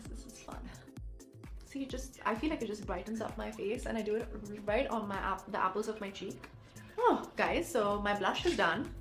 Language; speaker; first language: English; non-native, local second language; Hindi